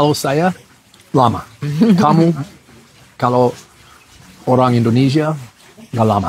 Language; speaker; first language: Indonesian; non-native, fluent; English